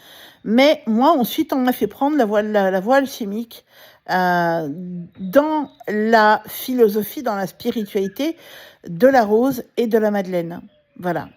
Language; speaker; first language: French; native; French